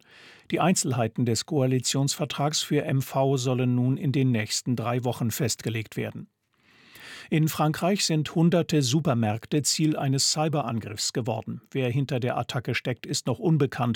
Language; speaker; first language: German; native; German